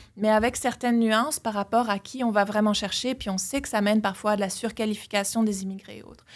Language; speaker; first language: French; native; French